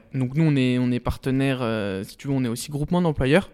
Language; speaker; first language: French; native; French